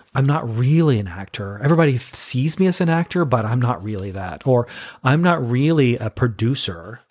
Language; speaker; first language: English; native; English